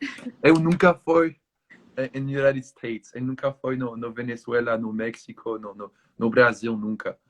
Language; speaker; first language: Portuguese; non-native, learner; French